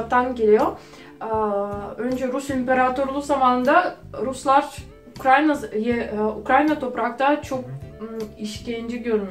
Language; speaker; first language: Turkish; non-native, fluent; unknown